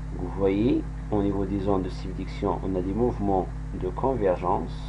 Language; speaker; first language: French; non-native, local second language; Arabic